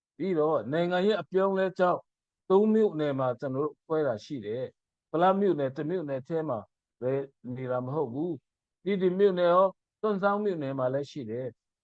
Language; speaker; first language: Burmese; non-native, local second language; Mizo